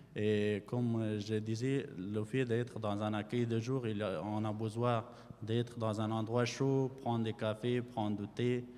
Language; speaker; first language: French; non-native, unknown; Persian